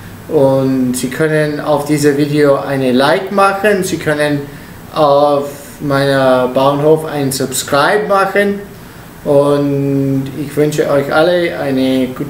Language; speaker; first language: German; non-native, learner; Italian